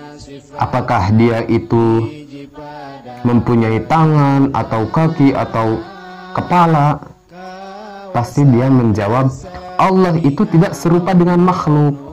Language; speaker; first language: Indonesian; non-native, local second language; Sundanese